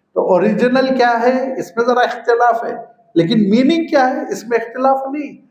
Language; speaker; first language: Urdu; native; Urdu